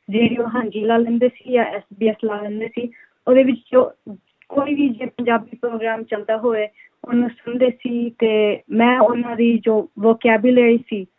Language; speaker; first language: Punjabi; early bilingual, heritage; Punjabi